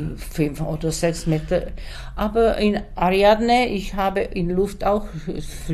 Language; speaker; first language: German; non-native, learner; Czech